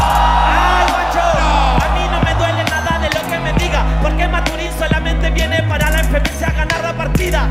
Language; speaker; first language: Spanish; native; Spanish